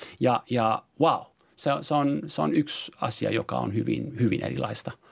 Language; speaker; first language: Finnish; non-native, fluent; French